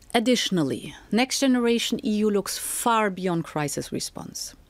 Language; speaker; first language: English; non-native, fluent; German